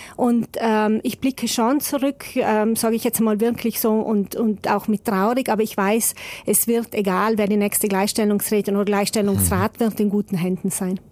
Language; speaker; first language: German; native; German